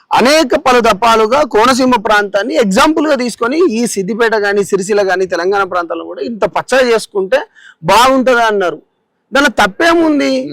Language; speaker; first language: Telugu; native; Telugu